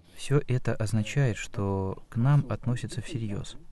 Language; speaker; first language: Russian; non-native, fluent; Dutch